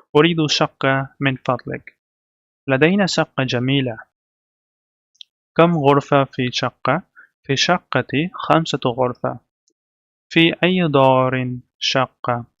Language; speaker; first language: Arabic; non-native, learner; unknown